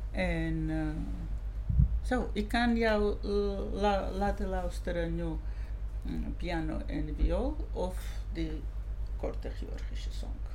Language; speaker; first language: Dutch; non-native, fluent; Georgian